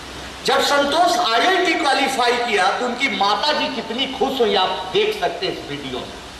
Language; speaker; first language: Hindi; native; Hindi